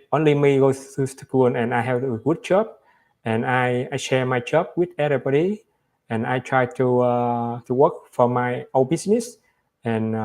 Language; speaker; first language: English; non-native, learner; Vietnamese